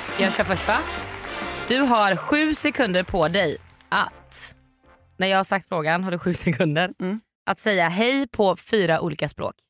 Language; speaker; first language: Swedish; native; Swedish